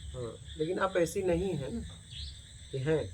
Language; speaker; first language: Hindi; native; Hindi